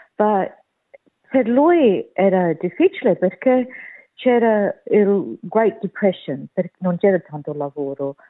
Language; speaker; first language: Italian; early bilingual, heritage; Italian